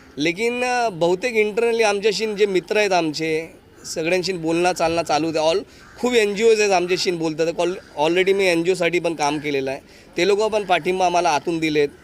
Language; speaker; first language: Marathi; non-native, local second language; Hindi